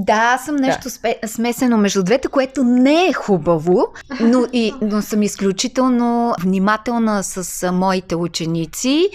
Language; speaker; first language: Bulgarian; native; Bulgarian